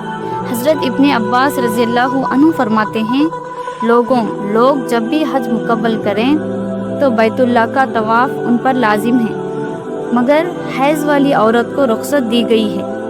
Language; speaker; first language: Urdu; native; Urdu